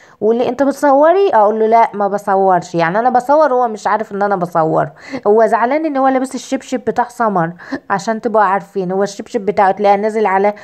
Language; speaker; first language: Arabic; native; Arabic